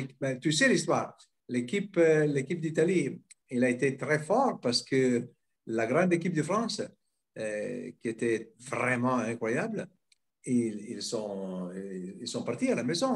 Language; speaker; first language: French; non-native, fluent; Italian